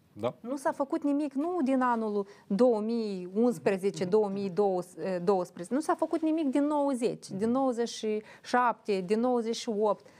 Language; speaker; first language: Romanian; native; Romanian